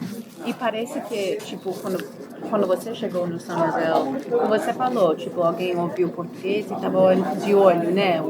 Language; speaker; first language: Portuguese; early bilingual, heritage; Portuguese